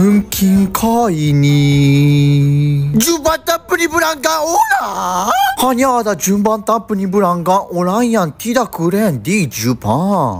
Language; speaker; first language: Indonesian; non-native, learner; Japanese